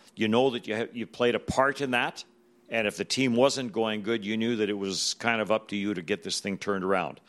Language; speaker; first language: English; native; English